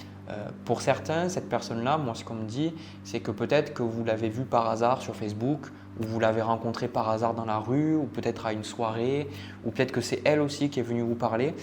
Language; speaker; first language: French; native; French